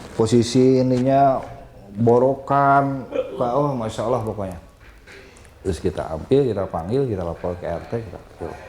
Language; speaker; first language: Indonesian; non-native, local second language; Sundanese